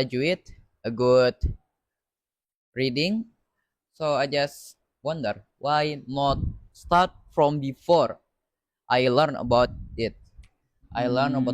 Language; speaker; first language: English; non-native, learner; Indonesian